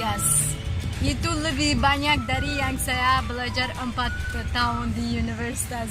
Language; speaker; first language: Indonesian; non-native, learner; Tajik